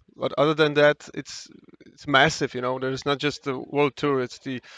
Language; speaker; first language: English; non-native, fluent; Czech